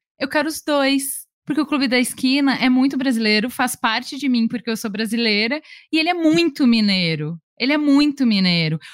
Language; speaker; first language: Portuguese; native; Portuguese